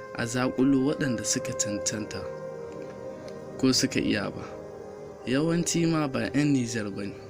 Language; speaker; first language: Hausa; native; Hausa